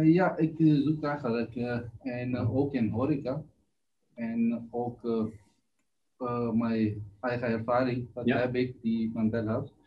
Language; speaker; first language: Dutch; non-native, learner; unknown